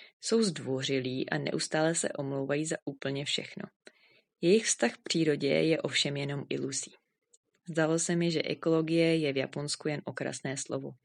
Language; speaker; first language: Czech; native; Czech